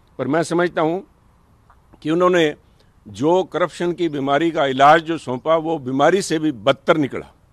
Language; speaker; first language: Hindi; non-native, local second language; Punjabi